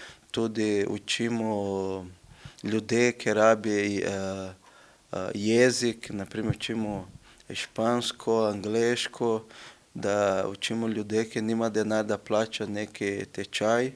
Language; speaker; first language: Slovenian; non-native, learner; Portuguese